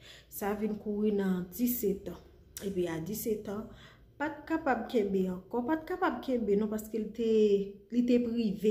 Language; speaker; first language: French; non-native, learner; Haitian Creole